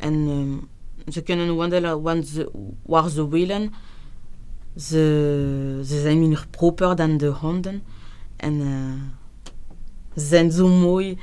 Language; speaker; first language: Dutch; non-native, local second language; French